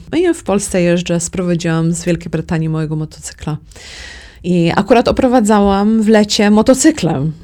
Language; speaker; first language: Polish; early bilingual, heritage; Polish